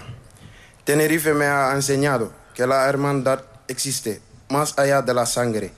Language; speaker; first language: Spanish; non-native, learner; Wolof